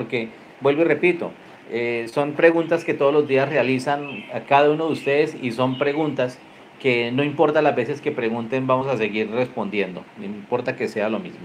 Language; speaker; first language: Spanish; native; Spanish